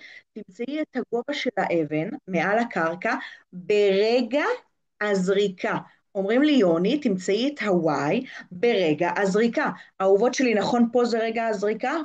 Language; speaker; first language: Hebrew; native; Hebrew